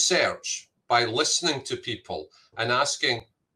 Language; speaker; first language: English; native; English